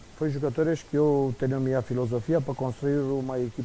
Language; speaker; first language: Portuguese; non-native, fluent; Romanian